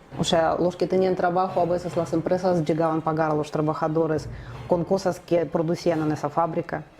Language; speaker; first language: Spanish; non-native, fluent; Russian